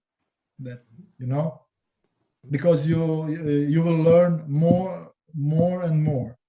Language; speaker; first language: English; non-native, learner; Croatian